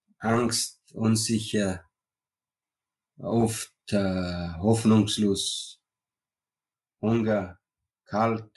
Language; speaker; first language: German; non-native, learner; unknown